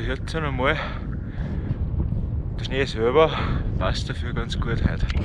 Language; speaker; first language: German; native; German